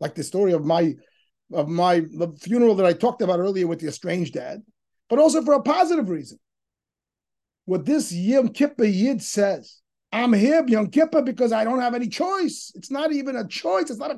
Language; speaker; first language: English; native; English